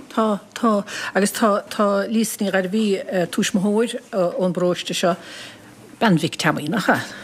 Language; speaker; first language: Irish; native; Irish